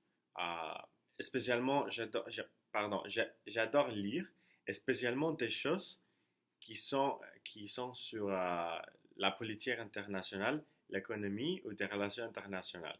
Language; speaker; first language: French; non-native, learner; Spanish